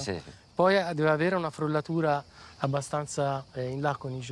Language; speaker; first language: Italian; native; Italian